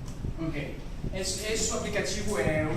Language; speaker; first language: Portuguese; non-native, learner; French